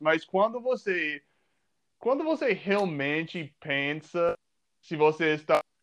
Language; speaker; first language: Portuguese; non-native, fluent; English